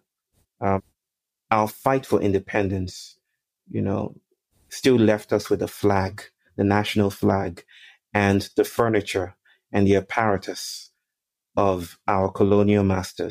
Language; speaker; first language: English; non-native, local second language; Yoruba